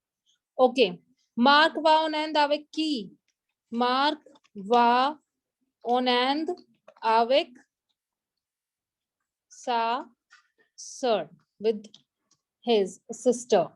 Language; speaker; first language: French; non-native, fluent; Hindi